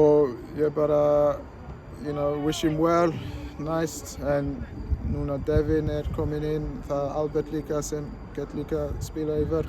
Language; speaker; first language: Icelandic; non-native, learner; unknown